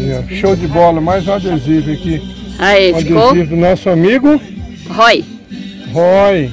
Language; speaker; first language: Portuguese; non-native, learner; Spanish